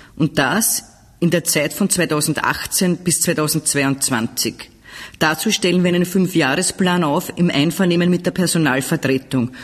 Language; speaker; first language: German; native; German